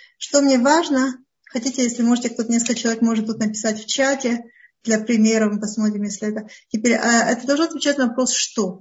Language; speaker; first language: Russian; early bilingual, heritage; Russian